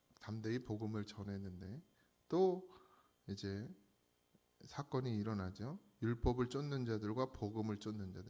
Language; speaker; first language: Korean; native; Korean